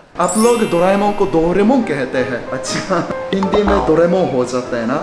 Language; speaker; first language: Hindi; non-native, fluent; Japanese